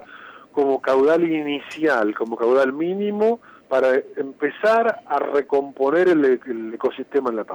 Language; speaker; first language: Spanish; native; Spanish